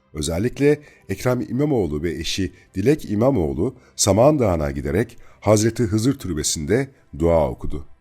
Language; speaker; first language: Turkish; native; Turkish